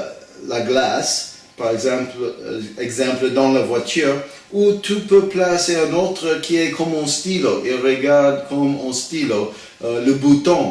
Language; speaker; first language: French; non-native, learner; English